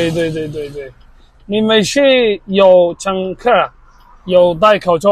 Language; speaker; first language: Chinese; non-native, learner; Somali